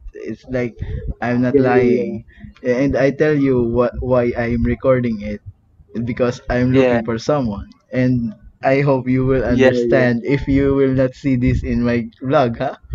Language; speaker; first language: English; non-native, learner; Filipino